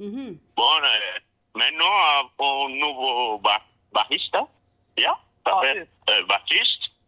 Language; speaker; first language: French; non-native, learner; Spanish